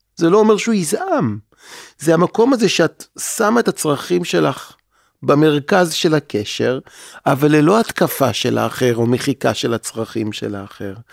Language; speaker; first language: Hebrew; native; Hebrew